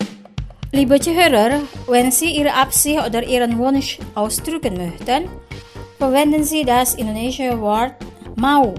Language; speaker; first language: German; non-native, fluent; Indonesian